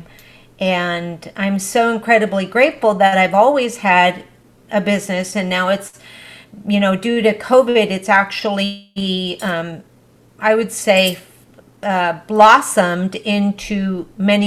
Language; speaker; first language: English; early bilingual, other home language; Spanish